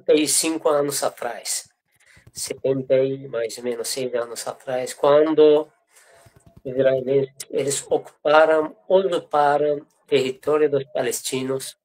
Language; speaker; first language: Portuguese; non-native, fluent; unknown